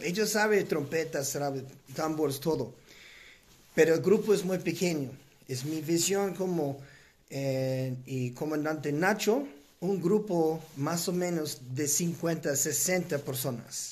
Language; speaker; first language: Spanish; non-native, learner; English